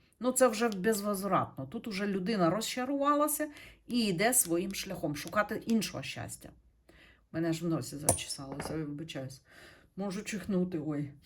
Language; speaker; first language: Ukrainian; non-native, local second language; Russian